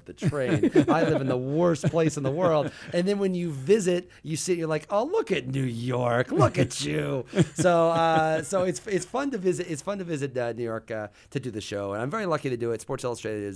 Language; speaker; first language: English; native; English